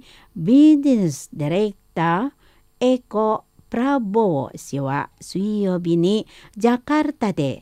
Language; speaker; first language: Japanese; non-native, fluent; Indonesian